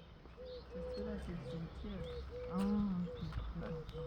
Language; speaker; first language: French; non-native, local second language; Malagasy